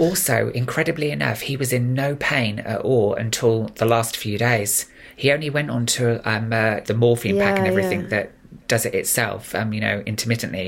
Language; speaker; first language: English; native; English